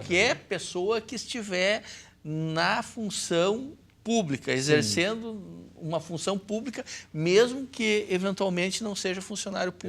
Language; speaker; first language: Portuguese; native; Portuguese